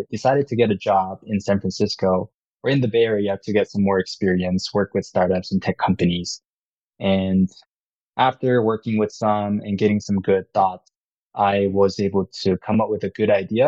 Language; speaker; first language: English; non-native, fluent; Korean